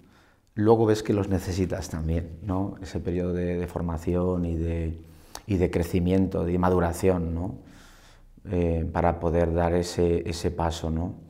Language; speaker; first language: Spanish; native; Spanish